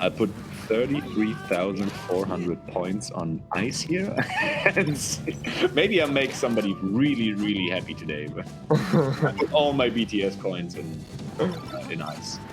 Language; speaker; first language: English; non-native, fluent; German